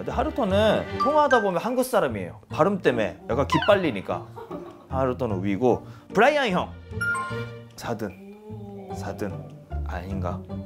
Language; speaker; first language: Korean; non-native, fluent; Japanese